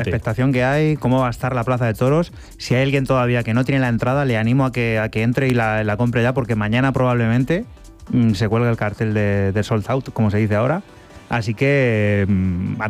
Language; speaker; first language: Spanish; native; Spanish